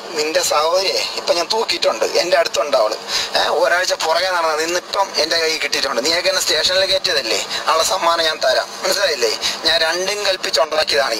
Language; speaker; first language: Malayalam; native; Malayalam